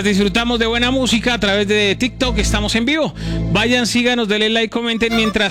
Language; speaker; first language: Spanish; native; Spanish